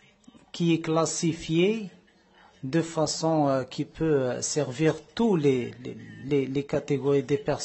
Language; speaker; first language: French; non-native, learner; Arabic